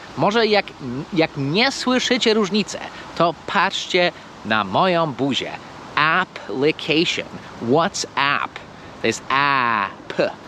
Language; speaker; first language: Polish; non-native, fluent; English